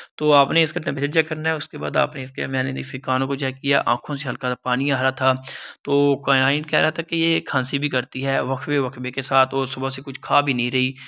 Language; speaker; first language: Urdu; non-native, local second language; Punjabi